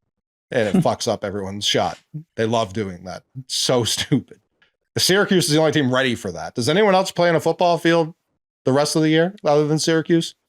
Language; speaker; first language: English; native; English